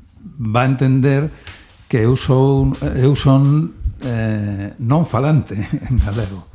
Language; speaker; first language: Galician; non-native, learner; Spanish